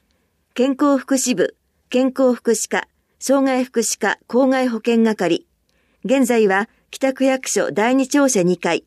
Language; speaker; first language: Japanese; native; Japanese